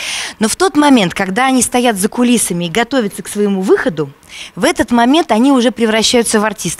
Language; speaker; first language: Russian; native; Russian